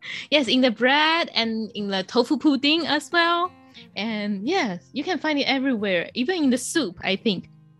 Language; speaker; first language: English; non-native, fluent; Chinese